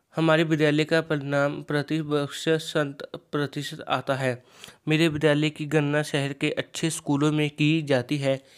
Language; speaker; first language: Hindi; non-native, local second language; Punjabi